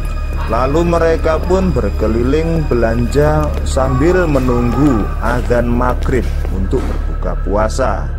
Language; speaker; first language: Indonesian; native; Indonesian